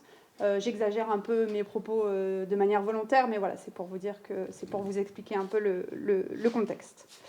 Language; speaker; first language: French; native; French